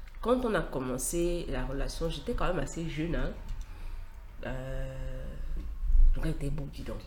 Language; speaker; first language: French; native; French